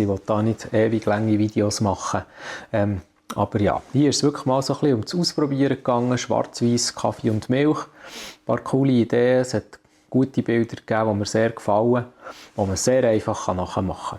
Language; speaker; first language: German; native; German